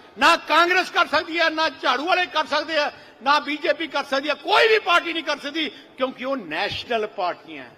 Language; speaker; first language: Punjabi; native; Punjabi